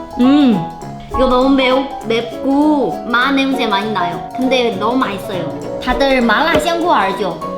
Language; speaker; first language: Korean; non-native, learner; Chinese